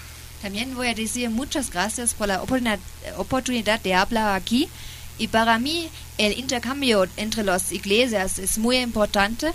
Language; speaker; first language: Spanish; non-native, fluent; German